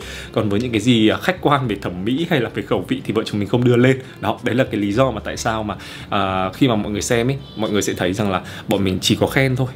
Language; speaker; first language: Vietnamese; native; Vietnamese